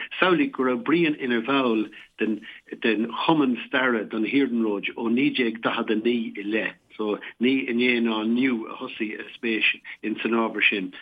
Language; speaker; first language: Irish; native; Irish